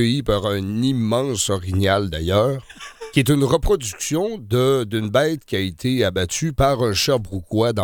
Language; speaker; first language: French; native; French